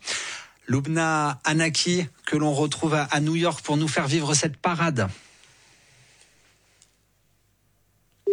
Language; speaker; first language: French; native; French